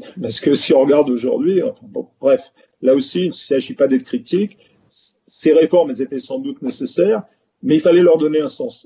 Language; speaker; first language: French; native; French